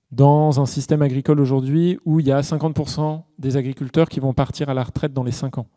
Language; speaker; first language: French; native; French